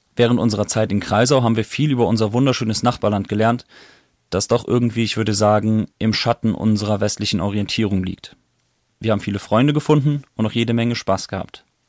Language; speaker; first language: German; native; German